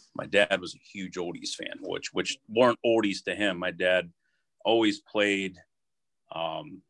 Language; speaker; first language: English; native; English